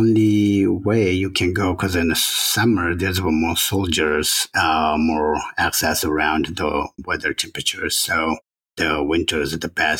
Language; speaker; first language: English; non-native, learner; Chinese